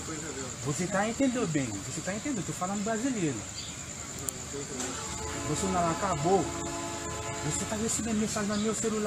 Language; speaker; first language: Portuguese; non-native, learner; Haitian Creole